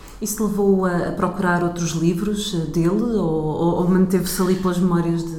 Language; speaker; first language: Portuguese; native; Portuguese